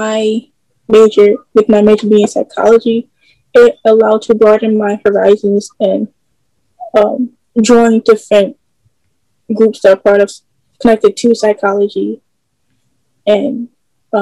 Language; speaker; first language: English; native; English